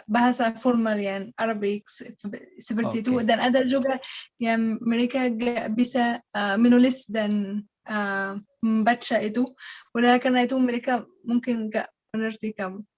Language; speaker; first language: Indonesian; non-native, learner; Arabic